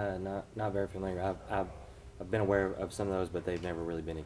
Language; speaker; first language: English; native; English